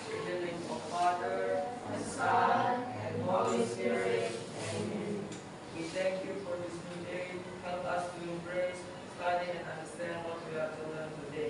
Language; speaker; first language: English; non-native, learner; Indonesian